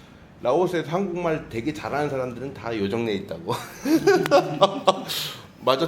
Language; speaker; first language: Korean; native; Korean